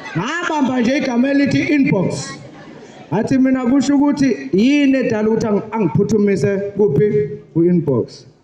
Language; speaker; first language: Zulu; native; Zulu